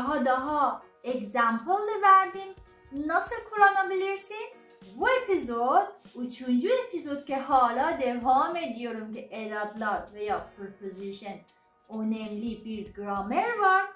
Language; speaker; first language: Turkish; non-native, learner; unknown